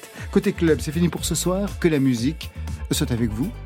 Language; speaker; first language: French; native; French